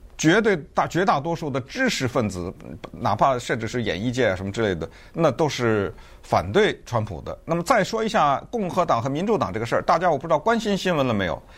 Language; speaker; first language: Chinese; native; Chinese